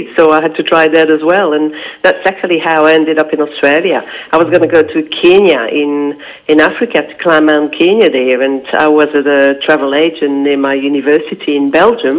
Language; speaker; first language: English; non-native, fluent; French